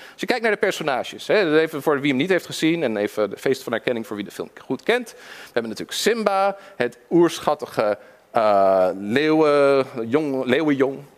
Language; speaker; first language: Dutch; early bilingual, other home language; English